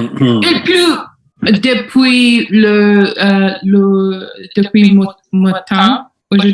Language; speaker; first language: French; non-native, learner; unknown